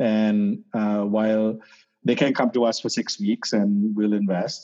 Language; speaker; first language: English; non-native, local second language; Sinhala